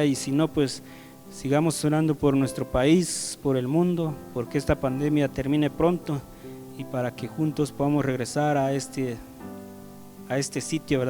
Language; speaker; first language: Spanish; native; Spanish